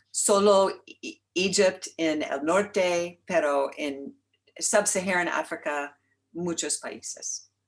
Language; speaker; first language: Spanish; non-native, learner; English